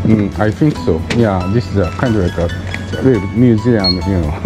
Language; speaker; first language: English; non-native, learner; Japanese